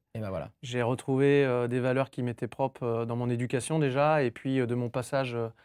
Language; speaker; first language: French; native; French